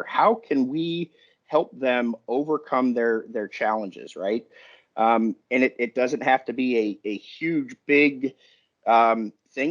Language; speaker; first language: English; native; English